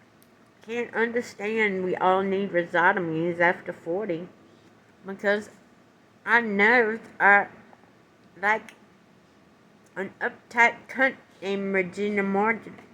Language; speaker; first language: English; native; English